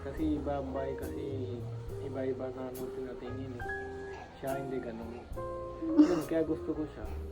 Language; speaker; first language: Filipino; non-native, learner; Punjabi